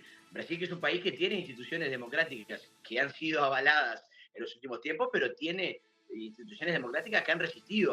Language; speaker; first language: Spanish; native; Spanish